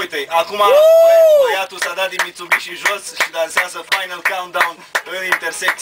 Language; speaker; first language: Romanian; native; Romanian